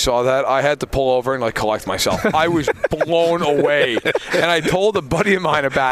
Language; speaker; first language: English; native; English